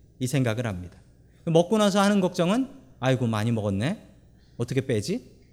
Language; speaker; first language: Korean; native; Korean